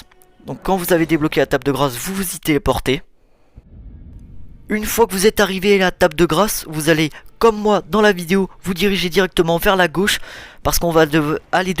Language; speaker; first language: French; native; French